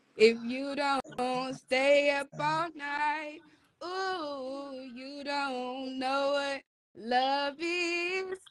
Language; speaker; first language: English; native; English